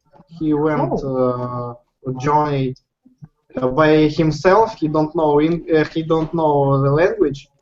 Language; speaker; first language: English; non-native, learner; Russian